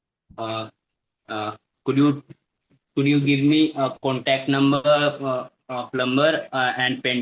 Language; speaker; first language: English; non-native, learner; Hindi